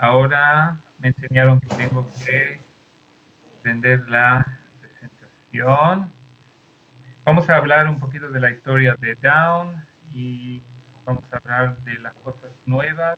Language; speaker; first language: Spanish; non-native, fluent; Hebrew